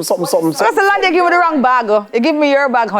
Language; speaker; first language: English; native; English